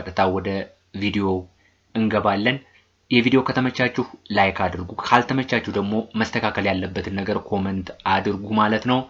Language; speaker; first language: Amharic; native; Amharic